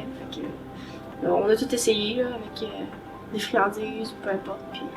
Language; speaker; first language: French; native; French